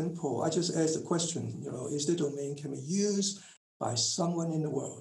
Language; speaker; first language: English; non-native, local second language; Cantonese